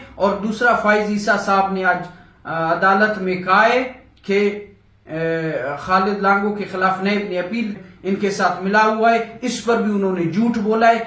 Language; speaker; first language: Urdu; non-native, local second language; Baluchi